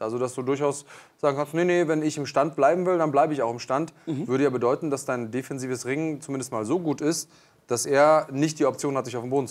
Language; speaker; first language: German; native; German